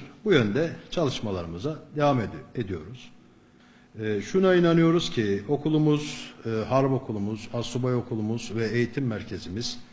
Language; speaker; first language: Turkish; native; Turkish